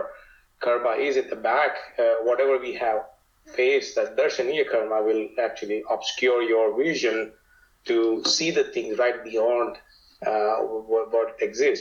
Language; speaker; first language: English; non-native, local second language; Gujarati